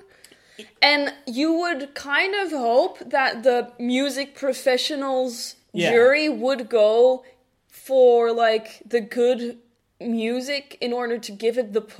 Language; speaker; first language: English; non-native, fluent; Dutch